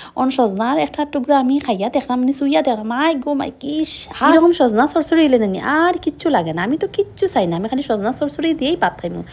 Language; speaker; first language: Bangla; non-native, local second language; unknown